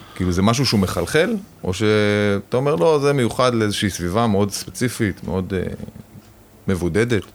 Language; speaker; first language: Hebrew; native; Hebrew